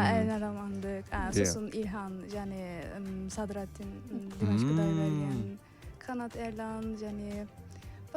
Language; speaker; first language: Kazakh; non-native, learner; Turkish